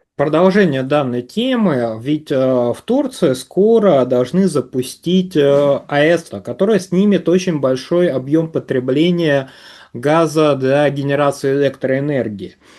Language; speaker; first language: Russian; native; Russian